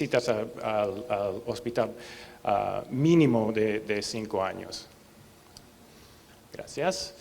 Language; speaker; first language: Spanish; non-native, learner; English